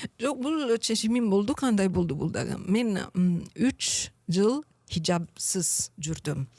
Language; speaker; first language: Kyrgyz; non-native, learner; Italian